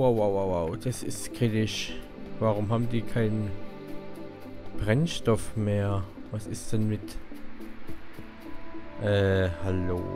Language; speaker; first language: German; native; German